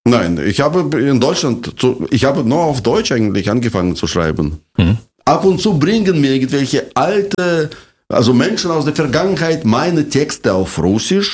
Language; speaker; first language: German; non-native, fluent; Russian